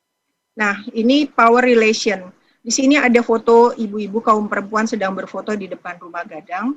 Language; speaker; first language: Indonesian; native; Indonesian